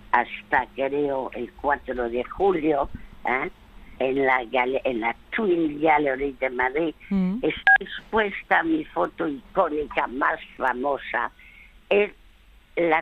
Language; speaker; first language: Spanish; early bilingual, other home language; French